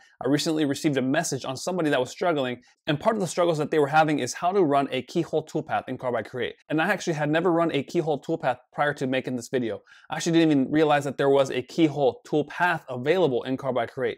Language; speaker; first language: English; native; English